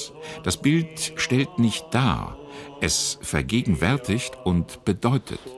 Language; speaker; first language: German; native; German